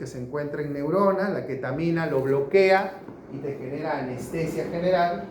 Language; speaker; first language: Spanish; native; Spanish